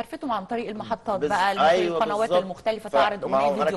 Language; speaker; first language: Arabic; native; Arabic